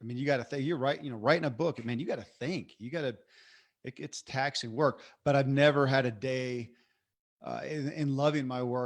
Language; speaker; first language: English; native; English